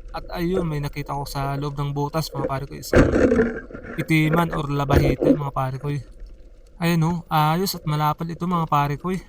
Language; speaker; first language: Filipino; non-native, local second language; Bikol